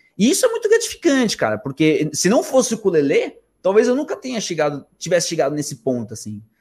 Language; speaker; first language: Portuguese; early bilingual, other home language; Spanish